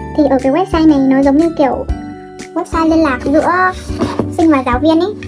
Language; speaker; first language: Vietnamese; native; Vietnamese